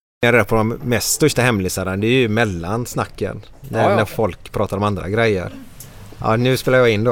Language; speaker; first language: Swedish; native; Swedish